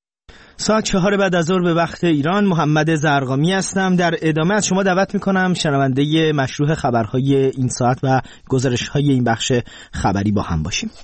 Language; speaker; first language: Persian; native; Persian